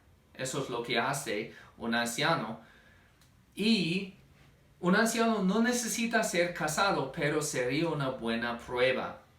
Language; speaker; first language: Spanish; non-native, fluent; English